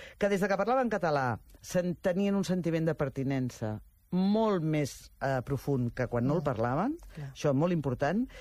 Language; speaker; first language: Catalan; native; Catalan